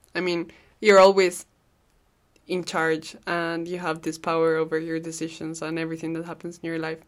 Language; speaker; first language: English; non-native, fluent; Spanish